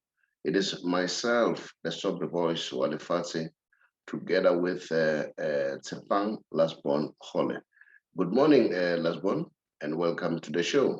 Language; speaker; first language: English; non-native, local second language; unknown